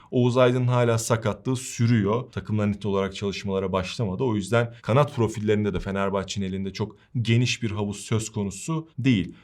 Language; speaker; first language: Turkish; native; Turkish